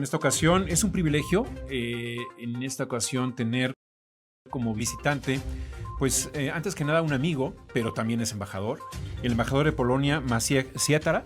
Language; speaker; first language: Spanish; native; Spanish